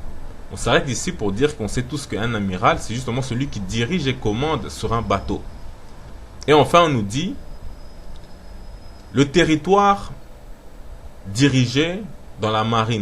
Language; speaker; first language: French; non-native, local second language; Lingala